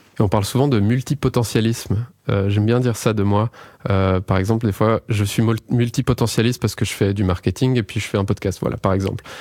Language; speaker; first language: French; native; French